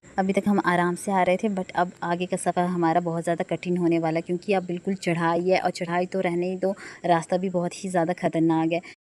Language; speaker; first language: Hindi; non-native, local second language; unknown